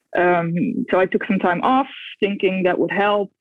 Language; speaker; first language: English; non-native, fluent; Dutch